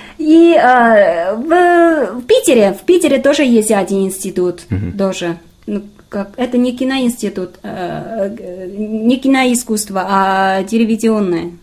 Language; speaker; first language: Russian; non-native, fluent; Chinese